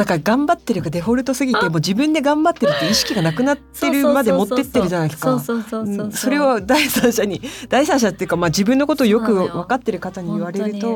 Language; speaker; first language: Japanese; native; Japanese